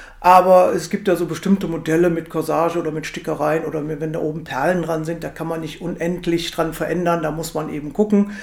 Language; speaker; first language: German; native; German